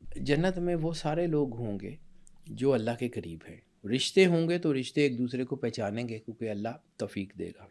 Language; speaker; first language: Urdu; non-native, local second language; Punjabi